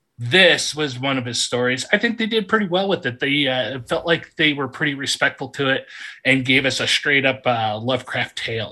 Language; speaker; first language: English; native; English